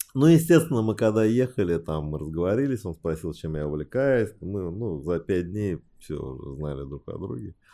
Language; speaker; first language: Russian; early bilingual, other home language; Chinese